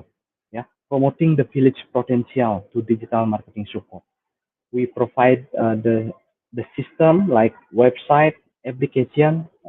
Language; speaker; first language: English; non-native, fluent; Indonesian